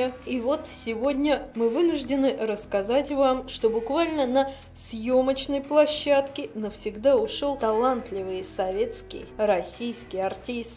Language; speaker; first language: Russian; native; Russian